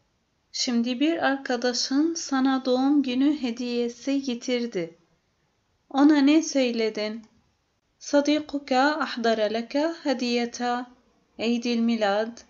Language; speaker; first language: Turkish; non-native, fluent; Arabic